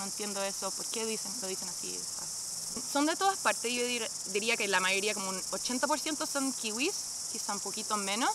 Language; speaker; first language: Spanish; non-native, fluent; English